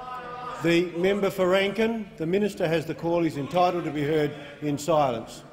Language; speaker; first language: English; native; English